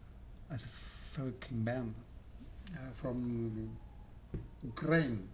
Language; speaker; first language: English; non-native, learner; French